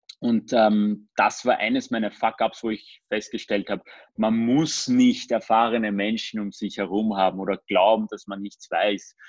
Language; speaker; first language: German; early bilingual, other home language; Armenian